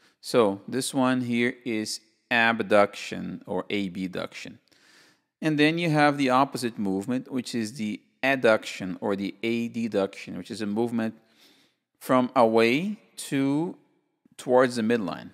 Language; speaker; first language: English; non-native, fluent; Portuguese